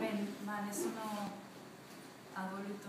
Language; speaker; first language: Italian; non-native, learner; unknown